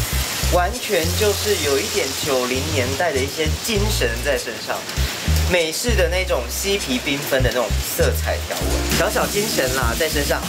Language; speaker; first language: Chinese; native; Chinese